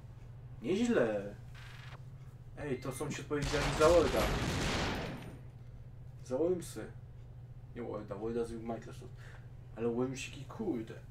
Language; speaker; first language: Polish; native; Polish